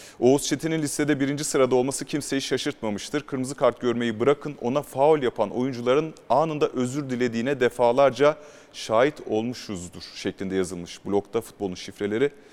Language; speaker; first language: Turkish; native; Turkish